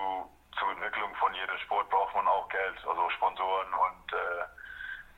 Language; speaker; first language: German; non-native, fluent; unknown